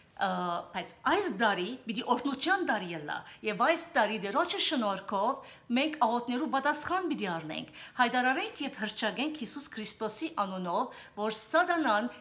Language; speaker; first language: Armenian; early bilingual, heritage; Armenian